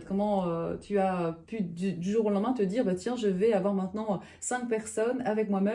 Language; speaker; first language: French; native; French